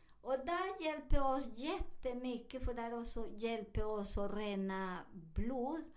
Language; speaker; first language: Swedish; non-native, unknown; Spanish